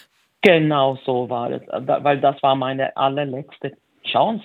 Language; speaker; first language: German; non-native, fluent; Swedish